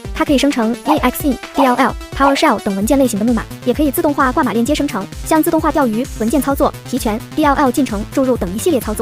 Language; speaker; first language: Chinese; native; Chinese